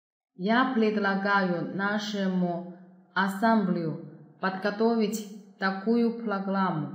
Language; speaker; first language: Russian; non-native, fluent; Chinese